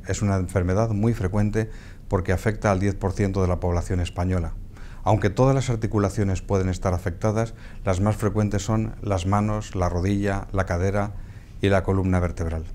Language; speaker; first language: Spanish; native; Spanish